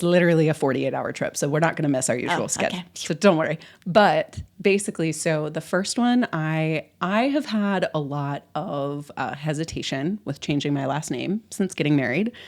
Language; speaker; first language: English; native; English